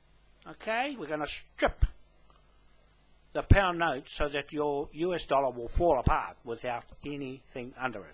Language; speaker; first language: English; native; English